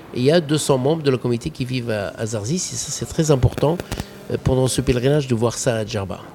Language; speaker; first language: French; non-native, local second language; Arabic